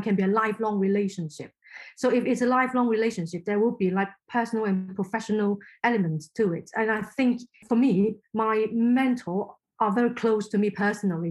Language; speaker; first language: English; non-native, local second language; Cantonese